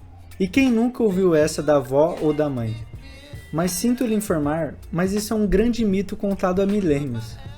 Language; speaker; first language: Portuguese; native; Portuguese